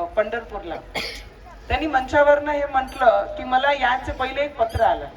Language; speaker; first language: Marathi; non-native, local second language; Punjabi